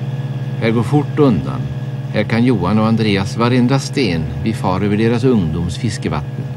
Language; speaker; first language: Swedish; native; Swedish